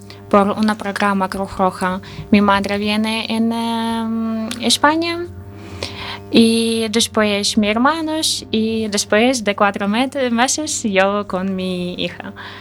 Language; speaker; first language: Spanish; non-native, learner; Russian